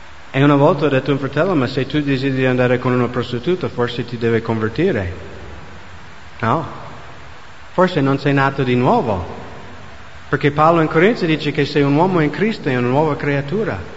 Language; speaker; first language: Italian; non-native, fluent; English